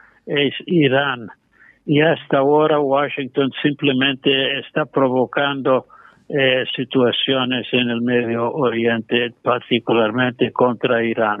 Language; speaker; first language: Spanish; non-native, fluent; English